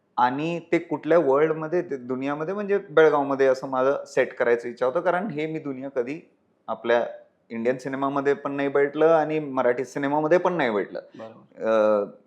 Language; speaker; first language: Marathi; native; Marathi